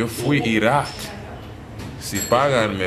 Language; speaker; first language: Spanish; non-native, learner; English